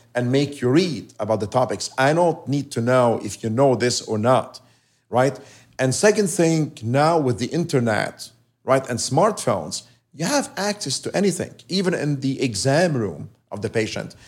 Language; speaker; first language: English; non-native, fluent; Arabic